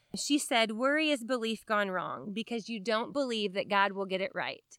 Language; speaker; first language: English; native; English